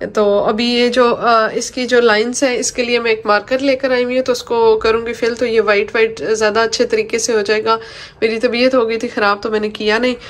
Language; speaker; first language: Urdu; non-native, local second language; Punjabi